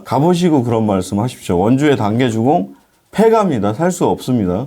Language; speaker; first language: Korean; native; Korean